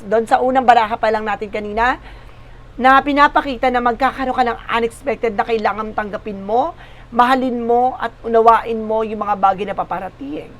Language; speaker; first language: Filipino; native; Filipino